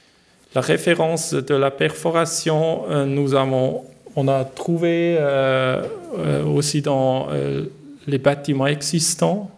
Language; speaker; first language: French; non-native, learner; German